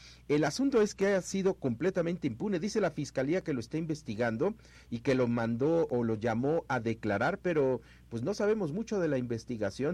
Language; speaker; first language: Spanish; native; Spanish